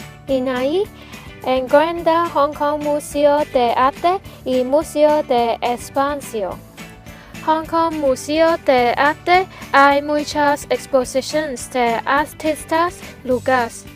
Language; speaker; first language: Spanish; non-native, learner; Cantonese